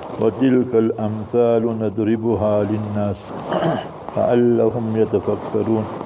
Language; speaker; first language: Urdu; early bilingual, heritage; English